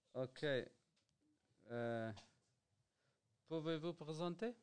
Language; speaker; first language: French; non-native, learner; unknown